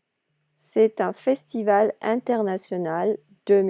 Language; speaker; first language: French; non-native, fluent; English